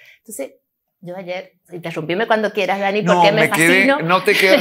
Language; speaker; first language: Spanish; native; Spanish